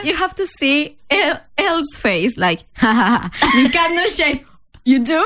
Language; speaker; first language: English; non-native, fluent; Spanish